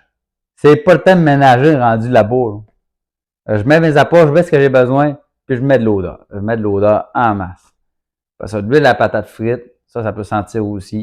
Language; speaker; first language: French; native; French